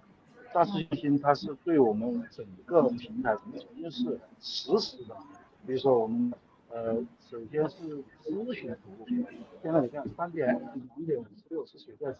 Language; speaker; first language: Chinese; native; Chinese